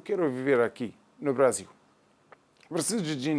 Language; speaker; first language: Portuguese; non-native, learner; Arabic